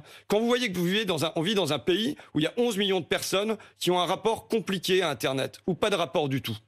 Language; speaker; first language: French; native; French